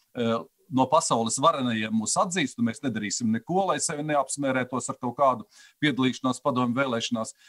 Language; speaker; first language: Latvian; native; Latvian